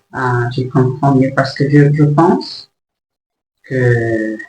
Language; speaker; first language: French; non-native, learner; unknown